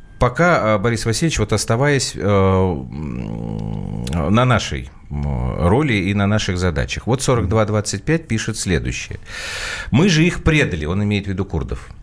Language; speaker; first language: Russian; native; Russian